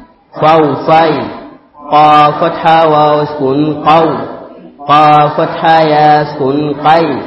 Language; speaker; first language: Arabic; non-native, fluent; Swahili